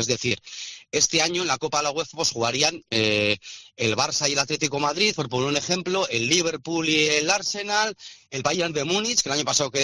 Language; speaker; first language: Spanish; native; Spanish